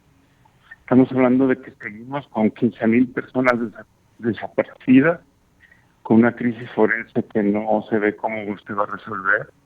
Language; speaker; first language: Spanish; native; Spanish